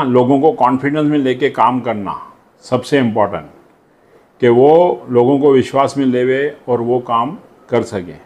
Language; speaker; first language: Hindi; non-native, local second language; Sindhi